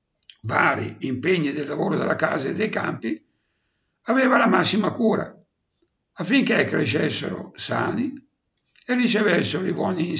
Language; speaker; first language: Italian; native; Italian